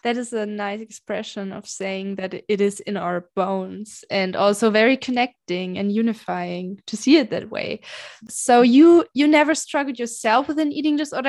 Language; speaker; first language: English; non-native, fluent; German